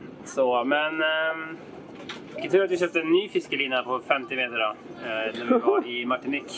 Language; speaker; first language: Swedish; native; Swedish